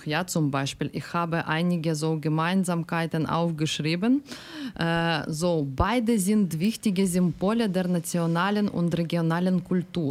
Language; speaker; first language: German; non-native, learner; Ukrainian